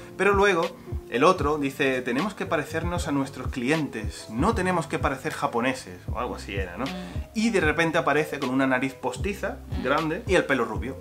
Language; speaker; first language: Spanish; native; Spanish